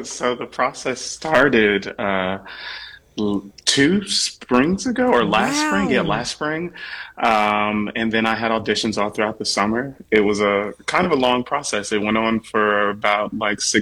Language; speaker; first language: English; native; English